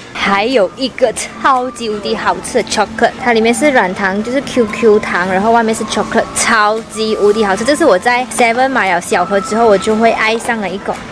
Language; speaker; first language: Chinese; native; Chinese